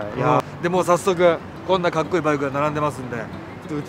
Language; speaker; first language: Japanese; native; Japanese